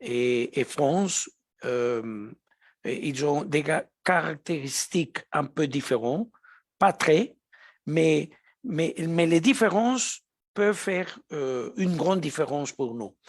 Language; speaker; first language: French; non-native, fluent; Spanish